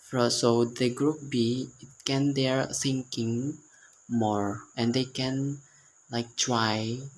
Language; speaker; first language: English; non-native, learner; Indonesian